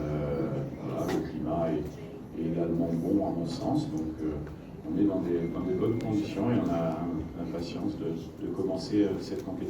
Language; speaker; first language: French; native; French